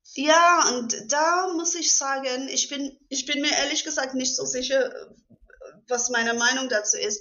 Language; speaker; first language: German; non-native, fluent; English